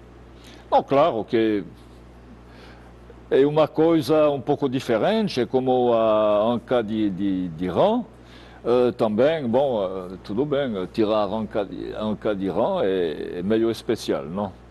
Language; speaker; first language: Portuguese; non-native, fluent; French